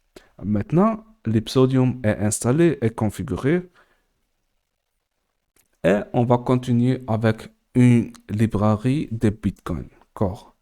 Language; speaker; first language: French; non-native, learner; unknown